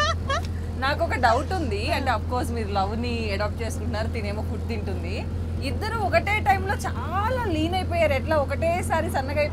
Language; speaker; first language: Telugu; native; Telugu